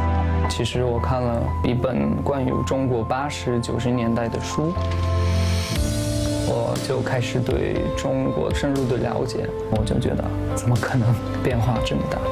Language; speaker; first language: Chinese; non-native, fluent; Tajik